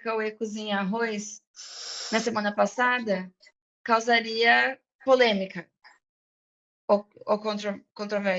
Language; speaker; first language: Portuguese; non-native, fluent; English